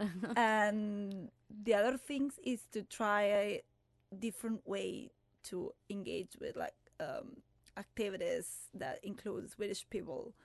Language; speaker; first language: English; non-native, fluent; Italian